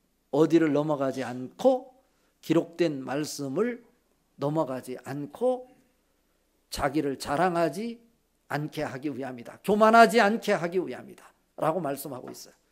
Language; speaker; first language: Korean; native; Korean